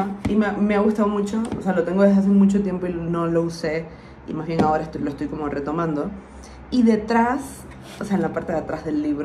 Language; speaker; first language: Spanish; native; Spanish